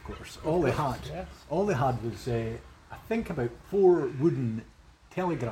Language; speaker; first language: English; native; English